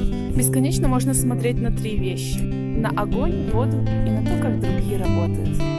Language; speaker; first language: Russian; native; Russian